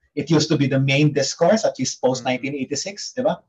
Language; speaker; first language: English; non-native, local second language; Filipino